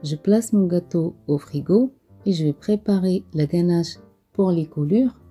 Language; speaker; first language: French; non-native, local second language; Arabic